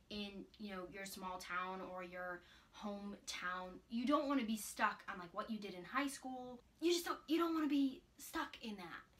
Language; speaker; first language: English; native; English